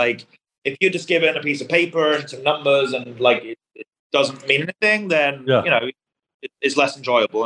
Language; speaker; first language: English; native; English